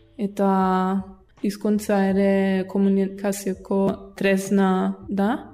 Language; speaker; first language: Basque; non-native, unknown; German